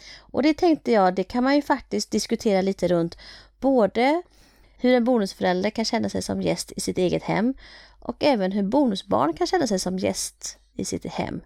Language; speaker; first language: Swedish; early bilingual, other home language; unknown